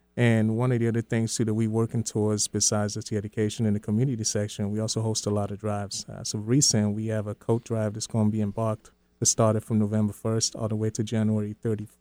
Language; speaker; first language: English; early bilingual, other home language; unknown